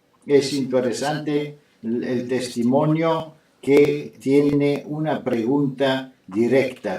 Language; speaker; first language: Spanish; non-native, fluent; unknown